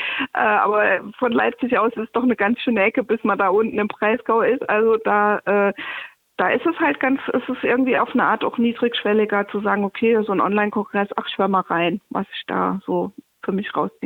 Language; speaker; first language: German; native; German